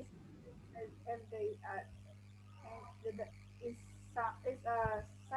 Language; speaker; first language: English; non-native, learner; Vietnamese